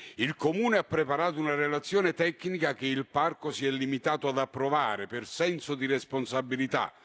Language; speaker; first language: Italian; native; Italian